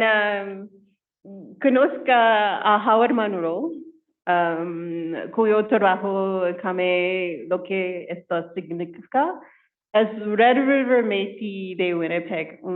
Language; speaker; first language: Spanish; non-native, learner; English